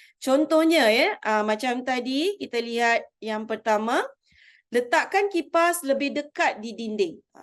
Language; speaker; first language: Malay; native; Malay